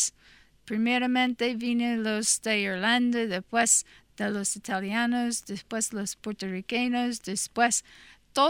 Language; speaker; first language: Spanish; non-native, fluent; English